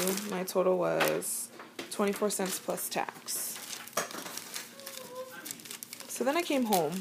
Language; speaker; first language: English; native; English